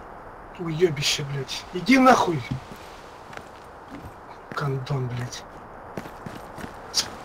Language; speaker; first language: Russian; native; Russian